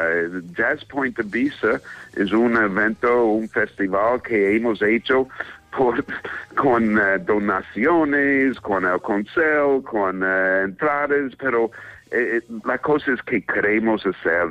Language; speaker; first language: Spanish; non-native, fluent; English